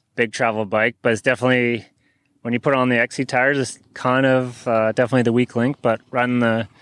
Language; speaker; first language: English; native; English